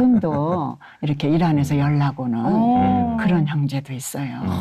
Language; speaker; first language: Korean; native; Korean